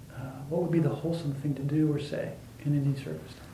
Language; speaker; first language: English; native; English